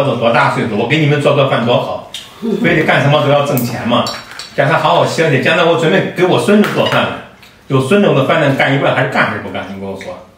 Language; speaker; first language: Chinese; native; Chinese